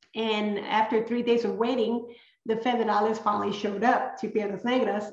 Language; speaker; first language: English; early bilingual, other home language; Spanish